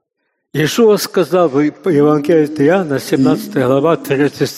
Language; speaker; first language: Russian; native; Russian